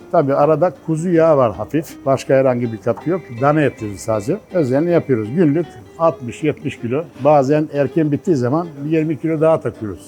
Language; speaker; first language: Turkish; non-native, fluent; Bosnian